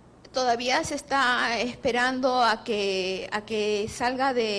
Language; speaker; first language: Spanish; native; Spanish